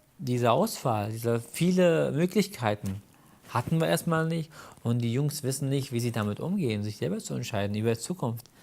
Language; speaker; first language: German; early bilingual, other home language; Arabic